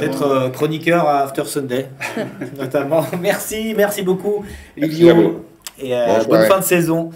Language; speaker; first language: French; native; French